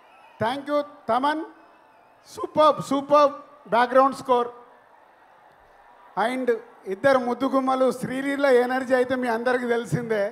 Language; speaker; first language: Telugu; native; Telugu